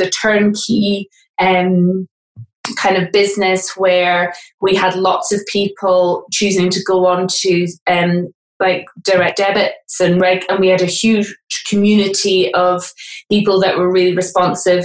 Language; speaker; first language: English; native; English